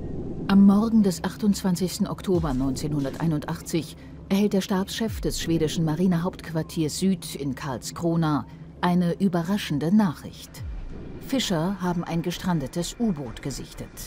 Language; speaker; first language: German; native; German